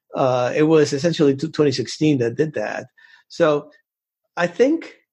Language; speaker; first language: English; early bilingual, other home language; Spanish